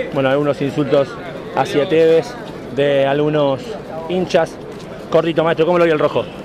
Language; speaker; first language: Spanish; native; Spanish